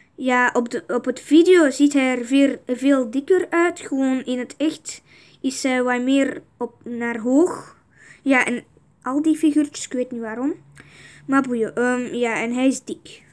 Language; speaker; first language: Dutch; non-native, fluent; Russian